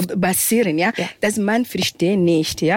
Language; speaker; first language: German; non-native, fluent; Arabic